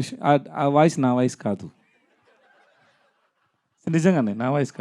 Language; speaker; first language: Telugu; non-native, learner; Tamil